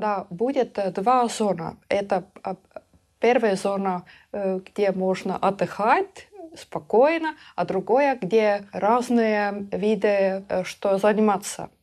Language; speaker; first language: Russian; non-native, local second language; Estonian